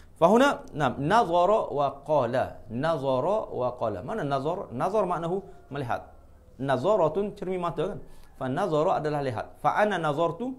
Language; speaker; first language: Arabic; non-native, fluent; Malay